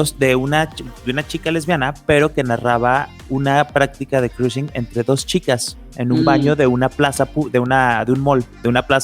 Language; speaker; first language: Spanish; native; Spanish